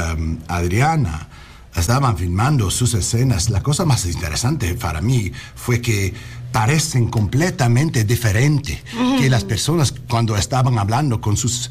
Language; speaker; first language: Spanish; non-native, learner; English